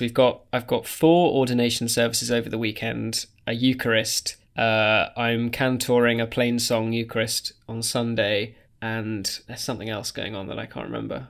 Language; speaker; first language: English; native; English